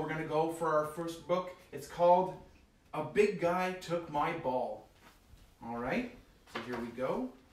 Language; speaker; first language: English; native; English